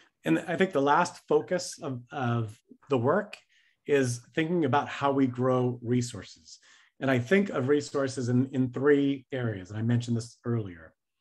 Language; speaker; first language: English; native; English